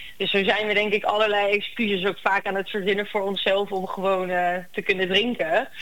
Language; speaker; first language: Dutch; native; Dutch